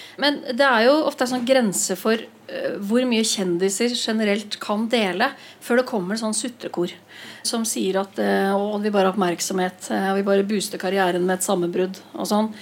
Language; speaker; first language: Norwegian; native; Norwegian